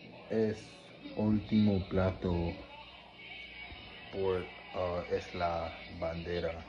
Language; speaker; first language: Spanish; non-native, learner; English